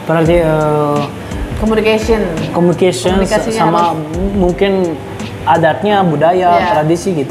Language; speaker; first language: Indonesian; non-native, learner; Arabic